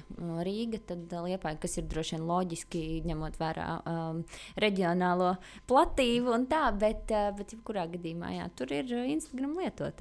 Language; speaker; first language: Latvian; native; Latvian